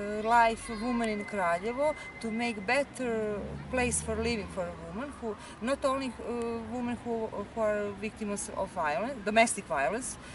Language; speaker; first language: English; non-native, learner; Serbian